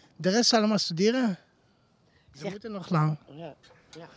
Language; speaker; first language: Dutch; non-native, learner; Hebrew